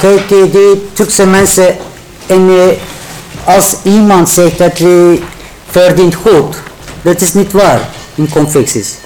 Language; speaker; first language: Dutch; non-native, learner; Turkish